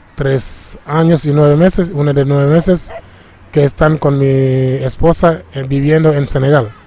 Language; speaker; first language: Spanish; non-native, fluent; Wolof